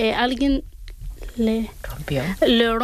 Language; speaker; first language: Spanish; non-native, learner; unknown